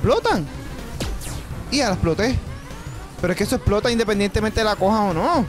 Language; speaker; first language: Spanish; native; Spanish